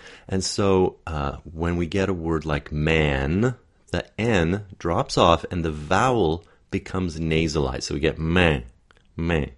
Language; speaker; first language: English; native; English